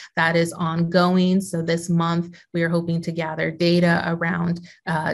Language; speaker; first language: English; native; English